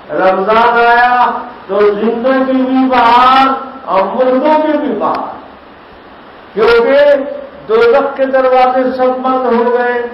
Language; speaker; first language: Urdu; native; Urdu